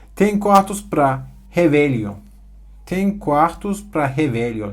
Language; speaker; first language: Portuguese; non-native, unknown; Turkish